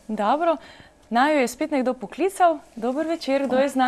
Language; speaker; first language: Slovenian; native; Slovenian